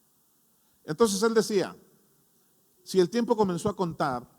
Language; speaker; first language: Spanish; native; Spanish